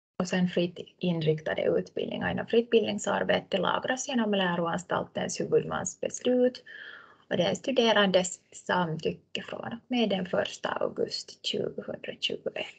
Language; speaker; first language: Swedish; native; Swedish